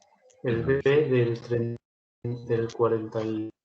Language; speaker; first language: Spanish; native; Spanish